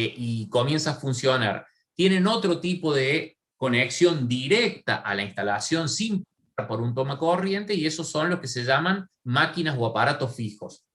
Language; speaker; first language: Spanish; native; Spanish